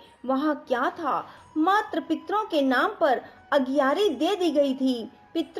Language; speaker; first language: Hindi; native; Hindi